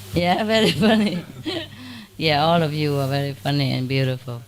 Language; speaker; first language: English; non-native, fluent; Vietnamese